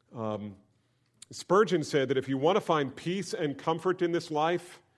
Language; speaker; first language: English; native; English